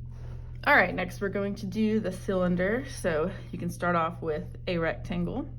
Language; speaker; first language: English; native; English